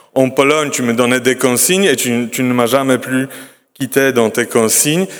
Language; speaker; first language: French; non-native, fluent; Polish